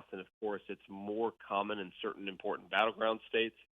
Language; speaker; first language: English; native; English